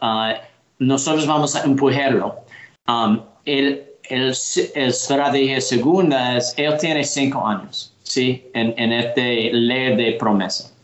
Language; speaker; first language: Spanish; non-native, learner; English